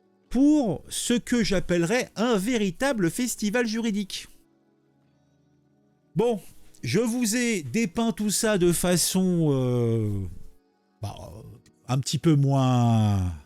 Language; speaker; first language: French; native; French